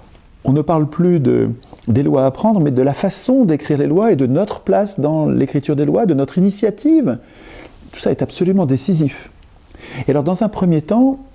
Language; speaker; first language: French; native; French